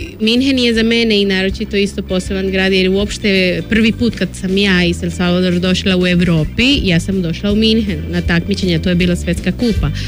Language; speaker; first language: Serbian; non-native, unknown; Spanish